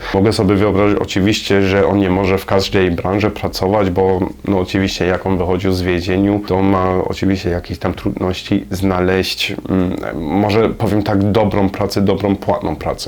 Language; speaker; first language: Polish; non-native, learner; German